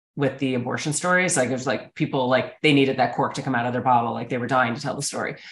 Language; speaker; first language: English; native; English